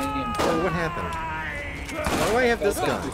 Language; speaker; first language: English; native; English